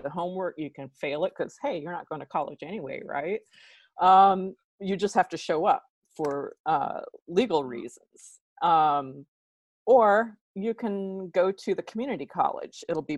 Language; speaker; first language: English; early bilingual, other home language; Pennsylvania German